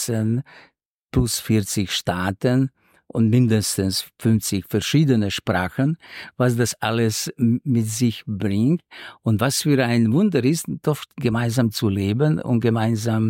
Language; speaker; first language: German; non-native, fluent; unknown